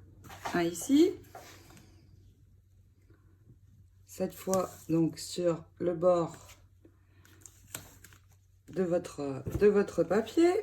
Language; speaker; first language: French; native; French